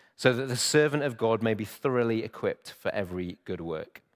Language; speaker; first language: English; native; English